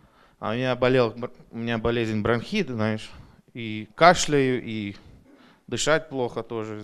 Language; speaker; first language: Russian; early bilingual, heritage; Russian